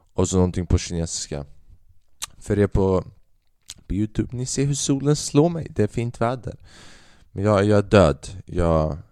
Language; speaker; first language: Swedish; native; Swedish